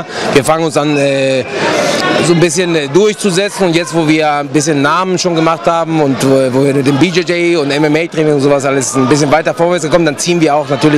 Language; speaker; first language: German; native; German